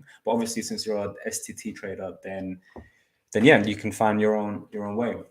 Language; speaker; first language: English; native; English